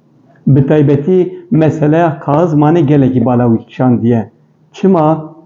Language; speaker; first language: Kurdish; native; Kurdish